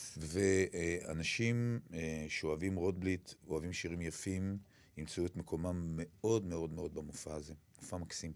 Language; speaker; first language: Hebrew; early bilingual, other home language; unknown